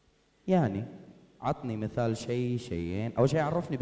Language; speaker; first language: Arabic; native; Arabic